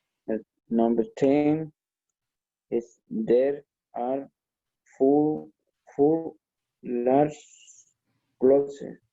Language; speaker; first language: English; non-native, learner; Spanish